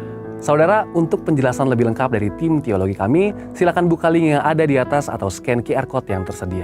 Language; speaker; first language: Indonesian; native; Indonesian